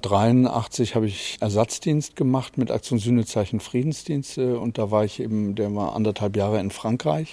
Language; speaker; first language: German; native; German